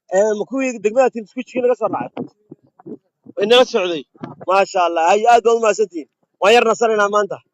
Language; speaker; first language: Somali; native; Somali